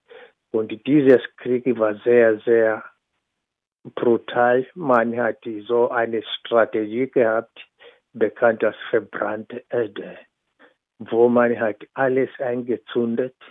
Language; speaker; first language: German; non-native, fluent; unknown